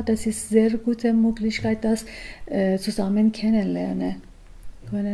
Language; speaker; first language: German; non-native, learner; Persian